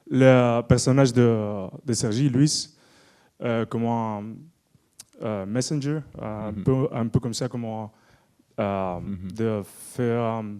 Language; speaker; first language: French; non-native, learner; Spanish